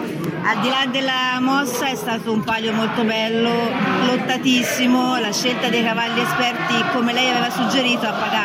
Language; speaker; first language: Italian; native; Italian